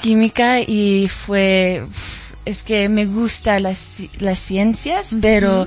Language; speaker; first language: Spanish; early bilingual, heritage; English